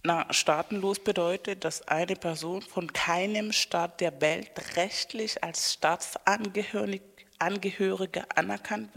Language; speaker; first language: German; non-native, fluent; Spanish